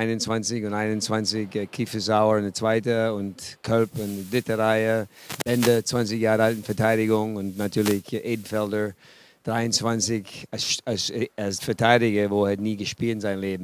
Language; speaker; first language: German; non-native, fluent; English